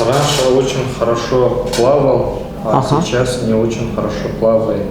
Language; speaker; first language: Russian; non-native, local second language; Kazakh